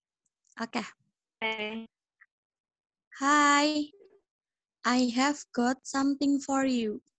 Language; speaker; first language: English; non-native, learner; Indonesian